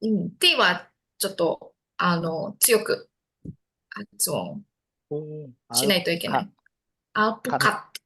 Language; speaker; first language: Japanese; non-native, fluent; Indonesian